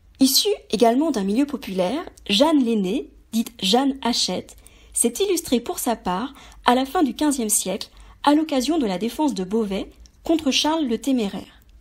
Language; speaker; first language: French; native; French